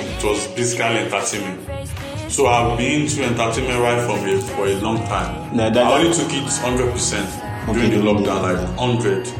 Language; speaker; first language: English; non-native, local second language; Yoruba